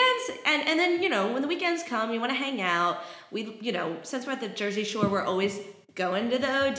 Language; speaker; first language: English; native; English